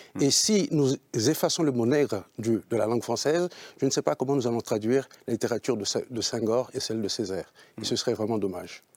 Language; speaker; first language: French; native; French